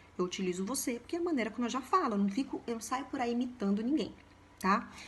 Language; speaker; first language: Portuguese; native; Portuguese